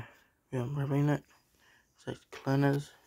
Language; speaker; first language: English; native; English